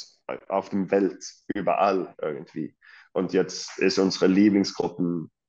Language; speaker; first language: German; non-native, fluent; Swedish